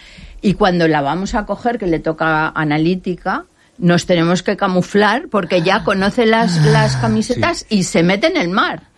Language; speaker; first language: Spanish; native; Spanish